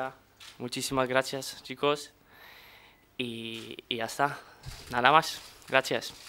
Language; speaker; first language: Spanish; non-native, fluent; Polish